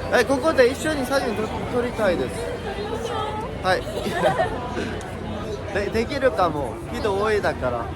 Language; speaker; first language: Japanese; non-native, learner; Korean